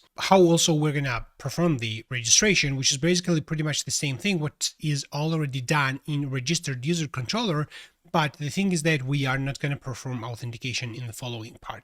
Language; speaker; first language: English; non-native, fluent; Georgian